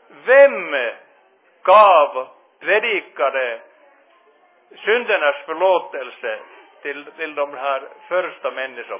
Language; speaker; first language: Swedish; non-native, fluent; Finnish